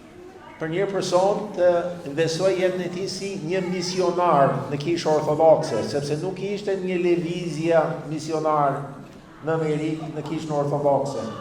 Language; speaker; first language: Albanian; non-native, fluent; English